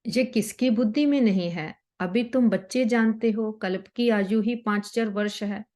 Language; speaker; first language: Hindi; non-native, local second language; Punjabi